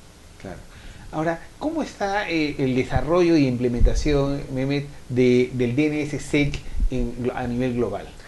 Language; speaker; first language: Spanish; native; Spanish